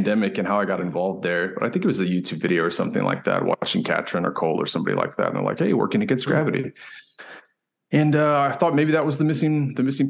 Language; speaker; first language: English; native; English